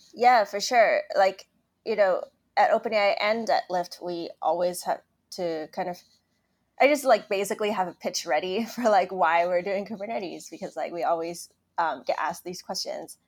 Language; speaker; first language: English; non-native, local second language; Cantonese